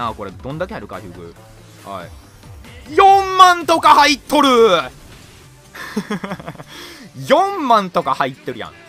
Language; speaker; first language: Japanese; native; Japanese